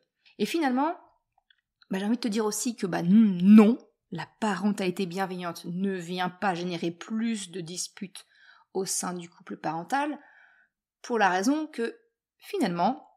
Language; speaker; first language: French; native; French